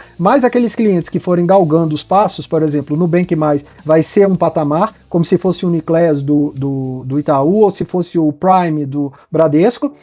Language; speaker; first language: Portuguese; native; Portuguese